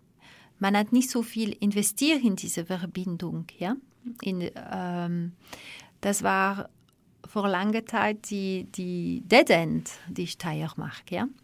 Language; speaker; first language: German; non-native, fluent; French